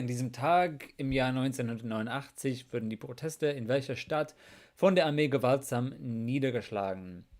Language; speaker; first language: German; non-native, fluent; English